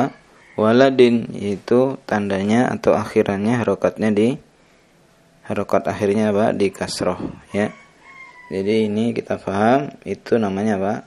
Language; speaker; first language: Indonesian; native; Indonesian